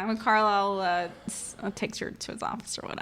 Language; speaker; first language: English; native; English